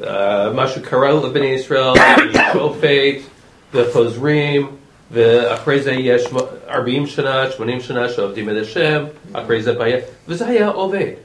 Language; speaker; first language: Hebrew; non-native, learner; English